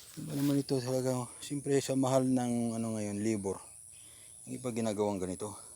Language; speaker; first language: Filipino; non-native, local second language; Iloko